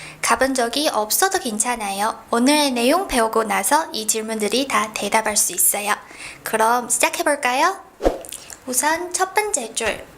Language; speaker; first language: Korean; non-native, fluent; Chinese